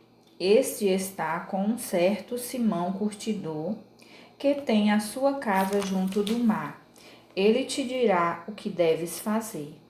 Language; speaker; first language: Portuguese; native; Portuguese